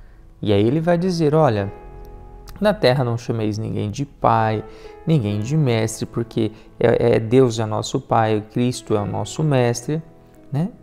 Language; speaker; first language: Portuguese; native; Portuguese